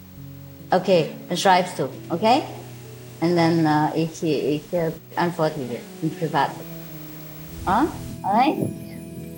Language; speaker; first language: German; non-native, learner; Vietnamese